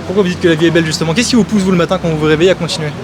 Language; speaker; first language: French; native; French